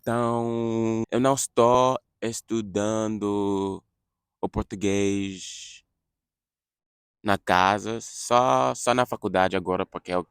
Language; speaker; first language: Portuguese; non-native, fluent; English